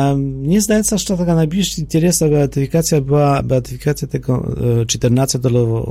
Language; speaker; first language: Polish; non-native, fluent; Ukrainian